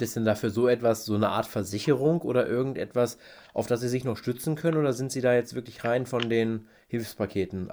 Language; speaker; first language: German; native; German